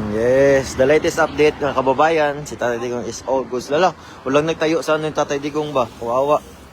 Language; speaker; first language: Filipino; non-native, local second language; Cebuano